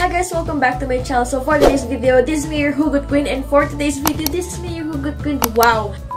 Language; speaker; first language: English; non-native, local second language; Filipino